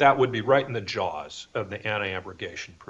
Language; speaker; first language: English; native; English